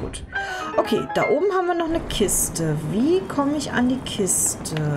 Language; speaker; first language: German; native; German